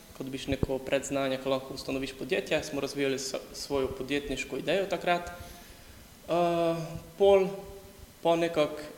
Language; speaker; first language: Slovenian; native; Slovenian